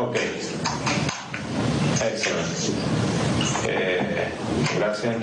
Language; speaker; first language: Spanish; non-native, learner; English